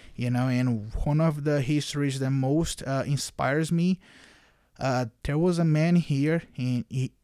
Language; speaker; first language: English; non-native, fluent; Portuguese